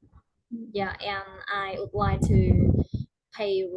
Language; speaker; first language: English; non-native, learner; Vietnamese